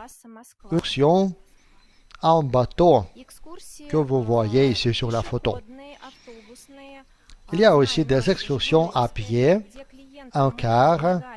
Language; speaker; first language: French; non-native, fluent; Russian